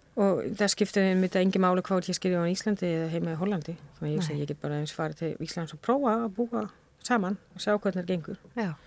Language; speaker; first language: Icelandic; non-native, fluent; Spanish